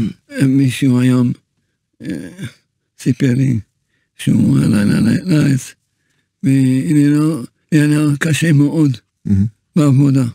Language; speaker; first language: Hebrew; early bilingual, other home language; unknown